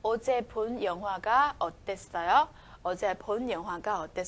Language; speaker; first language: Korean; non-native, fluent; Chinese